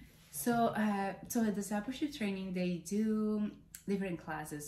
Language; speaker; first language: English; non-native, fluent; Spanish